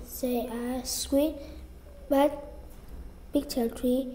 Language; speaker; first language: English; non-native, learner; Vietnamese